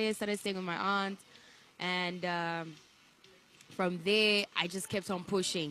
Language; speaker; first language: English; non-native, local second language; Shona